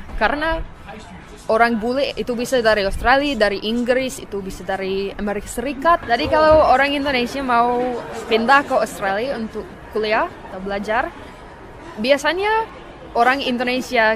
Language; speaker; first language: Indonesian; non-native, fluent; German